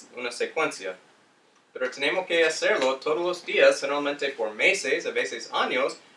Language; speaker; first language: Spanish; non-native, fluent; English